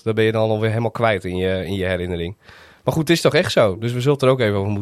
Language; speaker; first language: Dutch; native; Dutch